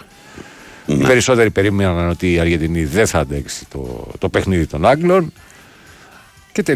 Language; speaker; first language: Greek; native; Greek